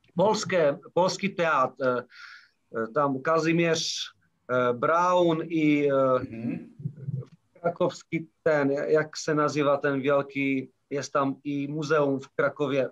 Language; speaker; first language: Polish; non-native, learner; Czech